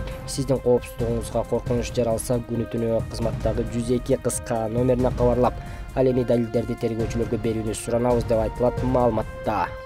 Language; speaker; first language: Kyrgyz; native; Kyrgyz